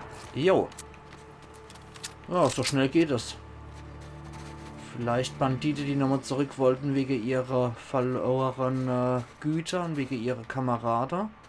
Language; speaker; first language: German; native; German